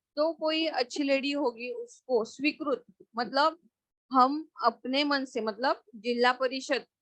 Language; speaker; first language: Hindi; non-native, local second language; Marathi